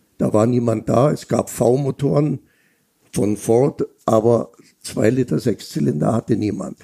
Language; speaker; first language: German; native; German